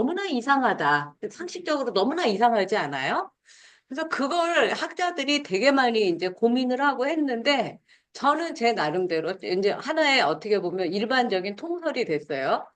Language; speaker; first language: Korean; native; Korean